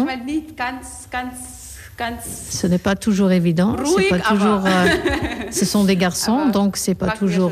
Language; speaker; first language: French; non-native, fluent; Korean